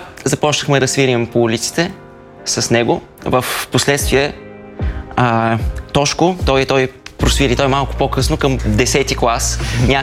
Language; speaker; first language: Bulgarian; native; Bulgarian